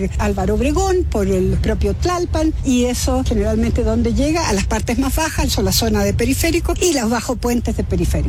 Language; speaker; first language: Spanish; native; Spanish